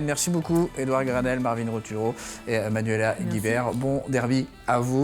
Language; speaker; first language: French; native; French